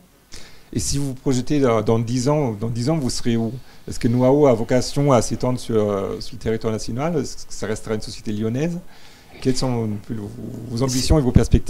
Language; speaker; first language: French; native; French